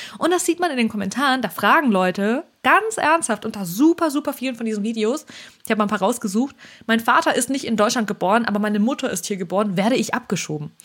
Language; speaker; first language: German; early bilingual, other home language; Russian